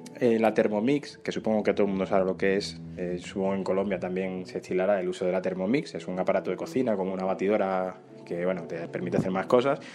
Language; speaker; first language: Spanish; native; Spanish